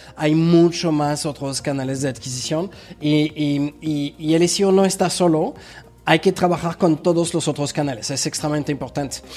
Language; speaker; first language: Spanish; non-native, fluent; French